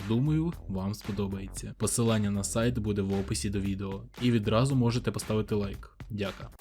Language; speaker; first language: Ukrainian; non-native, local second language; Russian